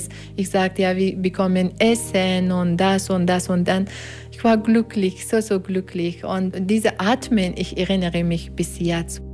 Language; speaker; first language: German; non-native, learner; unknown